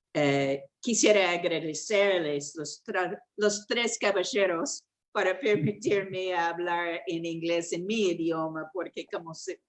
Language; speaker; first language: Spanish; non-native, fluent; English